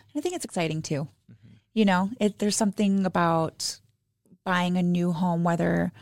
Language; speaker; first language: English; native; English